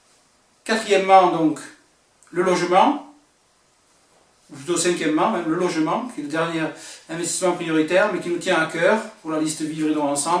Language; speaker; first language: French; native; French